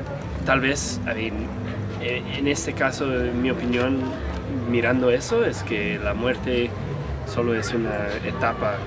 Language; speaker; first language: Spanish; non-native, fluent; English